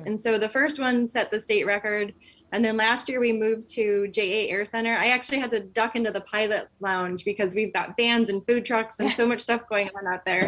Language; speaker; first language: English; native; English